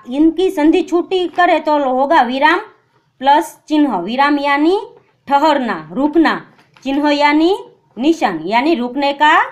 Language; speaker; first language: Hindi; non-native, local second language; Gujarati